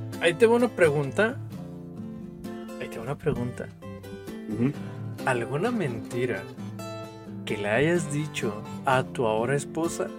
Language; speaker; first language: Spanish; native; Spanish